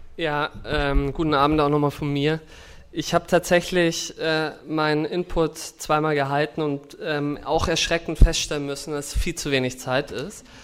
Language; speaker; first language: German; native; German